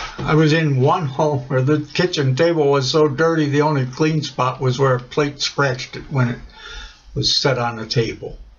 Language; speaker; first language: English; native; English